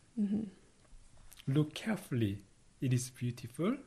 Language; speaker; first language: English; non-native, fluent; Korean